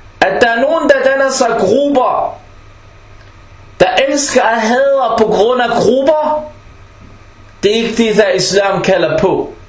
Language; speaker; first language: Danish; early bilingual, other home language; Arabic